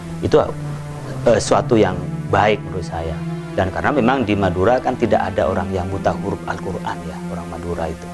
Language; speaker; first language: Indonesian; non-native, local second language; Madurese